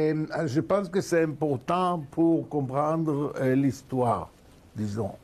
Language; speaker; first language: French; non-native, learner; Hebrew